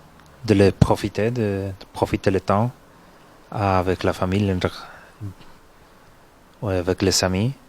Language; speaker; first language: French; non-native, fluent; Spanish